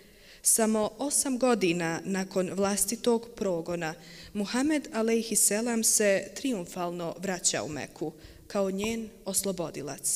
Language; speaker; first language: Bosnian; native; Bosnian